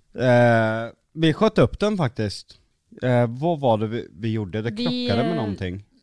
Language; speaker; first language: Swedish; native; Swedish